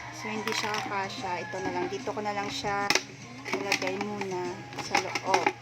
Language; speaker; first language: Filipino; non-native, local second language; Hiligaynon